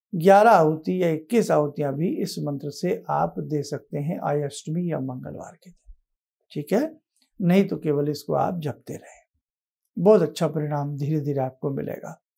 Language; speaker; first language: Hindi; native; Hindi